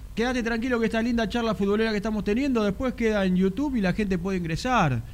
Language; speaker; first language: Spanish; native; Spanish